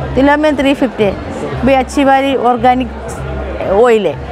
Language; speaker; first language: Hindi; non-native, local second language; Malayalam